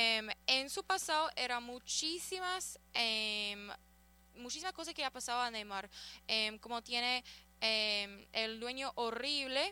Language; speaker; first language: Spanish; early bilingual, heritage; Spanish